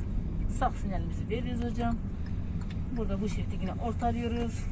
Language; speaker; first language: Turkish; native; Turkish